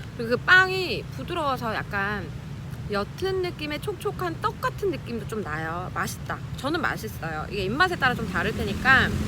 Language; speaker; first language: Korean; native; Korean